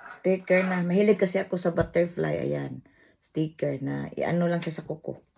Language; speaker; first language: Filipino; non-native, local second language; Cebuano